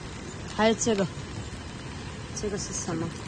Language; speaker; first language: Chinese; non-native, learner; Nepali